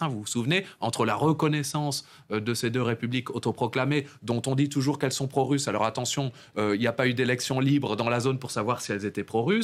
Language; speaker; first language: French; native; French